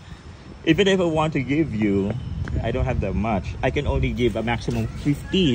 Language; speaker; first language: English; non-native, local second language; Filipino